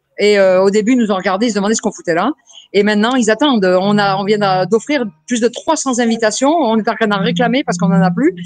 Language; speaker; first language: French; native; French